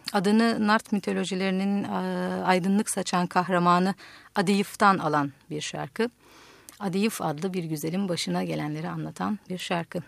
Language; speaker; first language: Turkish; native; Turkish